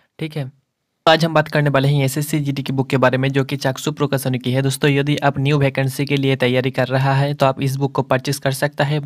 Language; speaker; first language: Hindi; non-native, local second language; Bangla